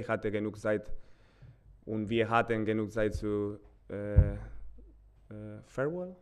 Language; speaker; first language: German; non-native, learner; Spanish